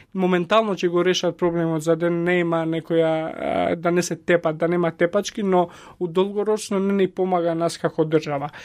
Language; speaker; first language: Macedonian; non-native, local second language; Albanian